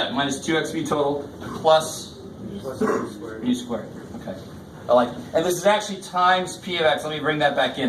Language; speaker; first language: English; native; English